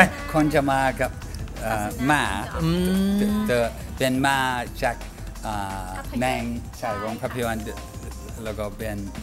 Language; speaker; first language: Thai; non-native, learner; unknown